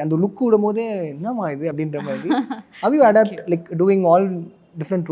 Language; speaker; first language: Tamil; native; Tamil